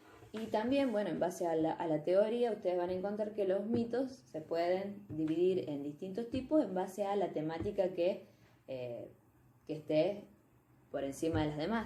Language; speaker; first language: Spanish; native; Spanish